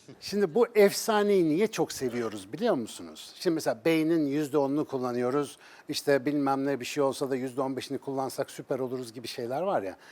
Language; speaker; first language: Turkish; native; Turkish